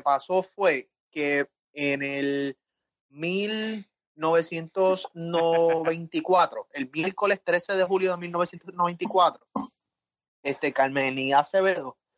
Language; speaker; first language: Spanish; native; Spanish